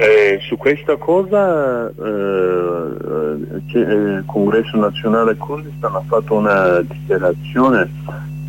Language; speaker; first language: Italian; non-native, learner; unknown